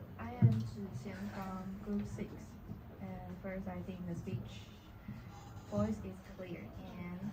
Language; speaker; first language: English; non-native, learner; Chinese